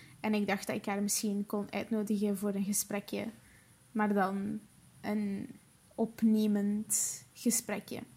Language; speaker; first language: Dutch; early bilingual, other home language; Portuguese